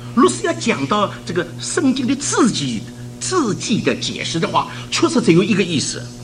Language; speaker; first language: Chinese; native; Chinese